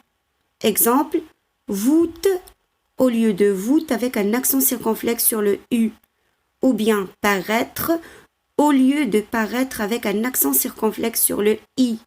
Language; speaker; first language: French; non-native, local second language; Arabic